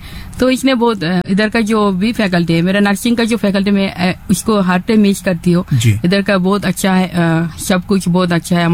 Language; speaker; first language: Hindi; non-native, learner; Bangla